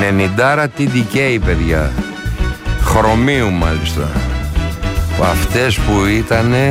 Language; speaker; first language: Greek; native; Greek